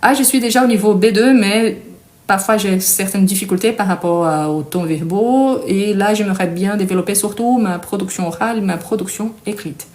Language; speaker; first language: French; non-native, fluent; Portuguese